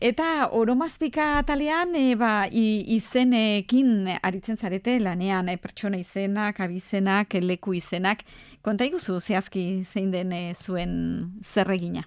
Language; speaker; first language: Basque; native; Basque